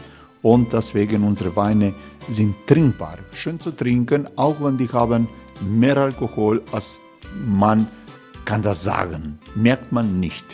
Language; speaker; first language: German; non-native, fluent; Croatian